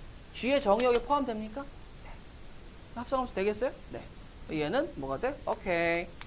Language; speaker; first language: Korean; native; Korean